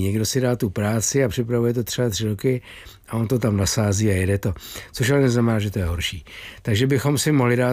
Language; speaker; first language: Czech; native; Czech